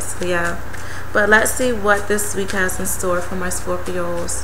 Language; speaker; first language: English; native; English